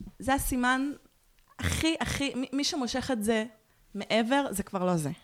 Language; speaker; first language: Hebrew; native; Hebrew